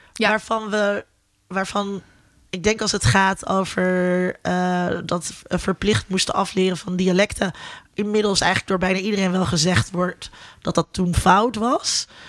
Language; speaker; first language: Dutch; native; Dutch